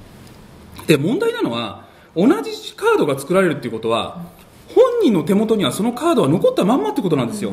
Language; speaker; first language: Japanese; native; Japanese